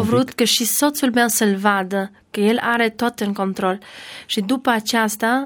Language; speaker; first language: Romanian; non-native, learner; Albanian